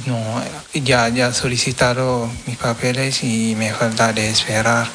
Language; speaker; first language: Spanish; non-native, learner; Wolof